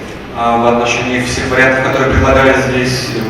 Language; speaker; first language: Russian; native; Russian